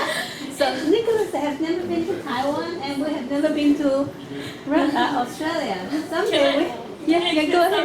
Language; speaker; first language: English; non-native, local second language; Chinese